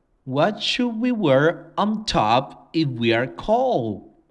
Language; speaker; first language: English; non-native, fluent; Spanish